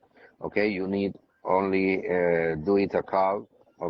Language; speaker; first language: English; non-native, learner; Spanish